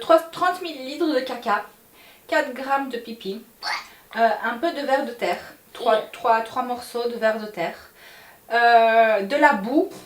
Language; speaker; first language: French; native; French